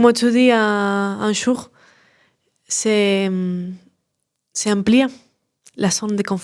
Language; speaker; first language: French; non-native, learner; Spanish